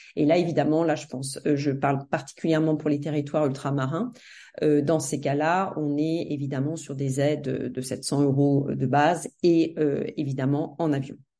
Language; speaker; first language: French; native; French